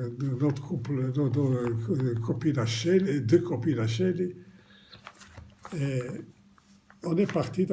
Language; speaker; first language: French; non-native, fluent; Romanian